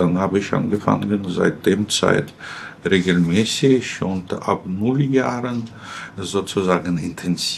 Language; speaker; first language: German; non-native, fluent; Russian